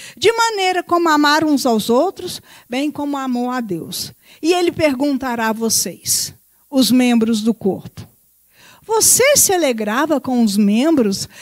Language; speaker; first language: Portuguese; native; Portuguese